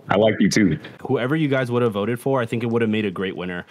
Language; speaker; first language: English; native; English